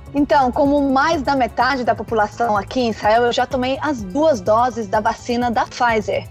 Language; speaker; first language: Portuguese; non-native, fluent; Danish